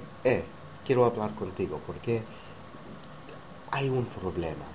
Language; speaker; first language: Spanish; non-native, learner; English